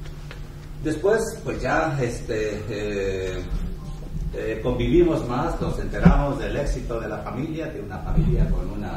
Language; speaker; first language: Spanish; native; Spanish